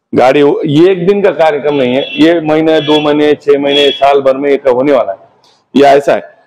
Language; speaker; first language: Hindi; non-native, local second language; Marathi